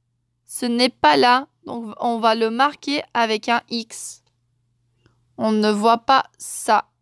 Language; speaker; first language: French; non-native, fluent; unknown